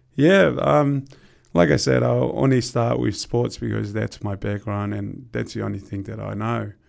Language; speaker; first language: English; non-native, fluent; Tongan